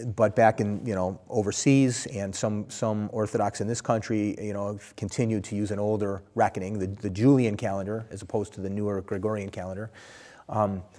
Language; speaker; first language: English; native; English